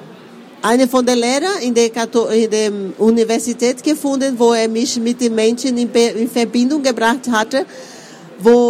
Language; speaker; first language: German; non-native, fluent; Portuguese